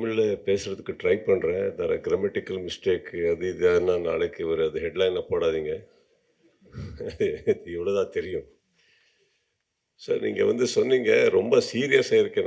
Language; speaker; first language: Tamil; non-native, learner; Kannada